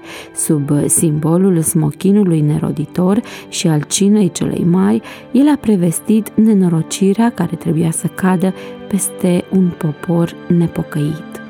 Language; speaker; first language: Romanian; native; Romanian